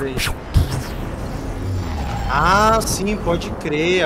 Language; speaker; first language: Portuguese; native; Portuguese